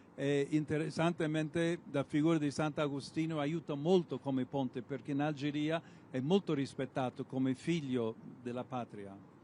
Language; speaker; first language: Italian; non-native, fluent; English